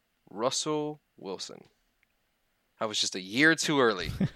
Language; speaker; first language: English; native; English